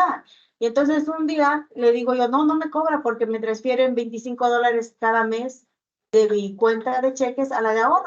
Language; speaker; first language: Spanish; native; Spanish